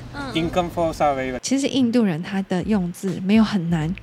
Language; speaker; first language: Chinese; non-native, local second language; Min Nan Chinese